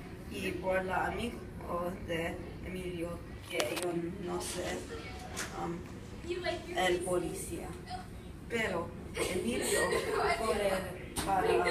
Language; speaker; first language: Spanish; non-native, learner; English